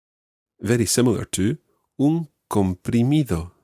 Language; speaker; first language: Spanish; non-native, fluent; English